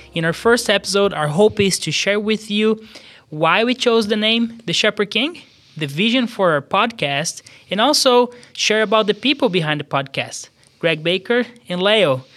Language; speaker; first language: English; non-native, fluent; Portuguese